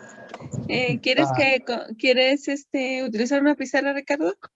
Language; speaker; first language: Spanish; native; Spanish